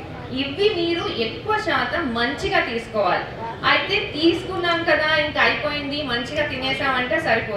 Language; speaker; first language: Telugu; native; Telugu